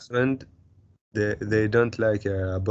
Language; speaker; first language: English; non-native, learner; Arabic